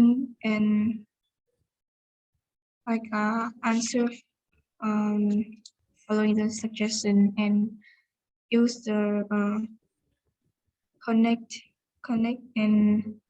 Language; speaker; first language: English; non-native, learner; Vietnamese